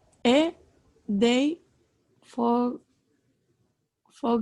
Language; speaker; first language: Italian; non-native, learner; Spanish